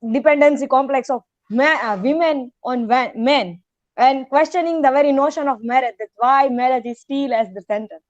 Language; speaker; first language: English; non-native, local second language; Gujarati